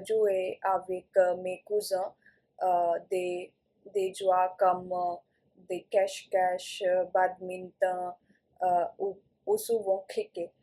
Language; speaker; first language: French; non-native, learner; Punjabi